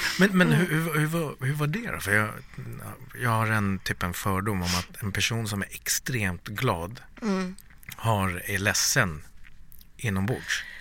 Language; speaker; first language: Swedish; early bilingual, other home language; Bangla